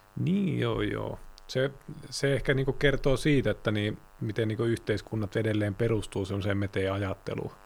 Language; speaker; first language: Finnish; native; Finnish